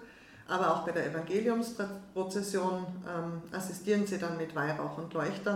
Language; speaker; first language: German; native; German